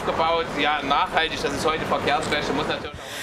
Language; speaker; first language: German; native; German